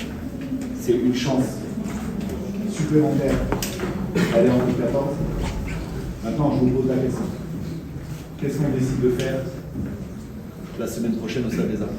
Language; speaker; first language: French; native; French